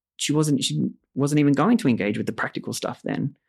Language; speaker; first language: English; native; English